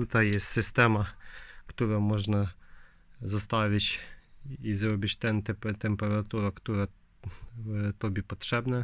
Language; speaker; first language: Polish; non-native, learner; Ukrainian